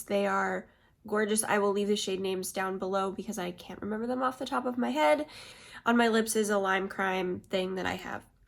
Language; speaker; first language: English; native; English